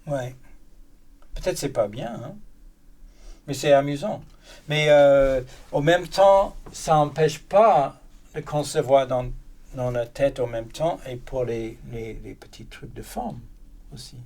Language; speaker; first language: French; non-native, fluent; English